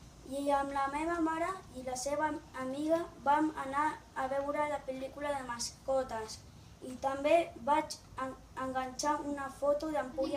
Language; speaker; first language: Catalan; non-native, local second language; Spanish